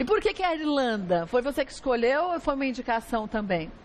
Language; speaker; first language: Portuguese; native; Portuguese